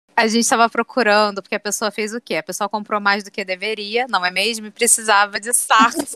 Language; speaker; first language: Portuguese; native; Portuguese